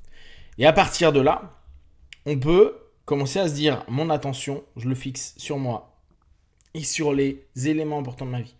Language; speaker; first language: French; native; French